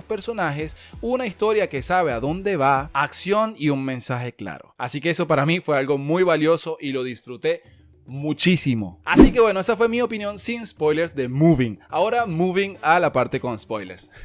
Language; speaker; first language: Spanish; native; Spanish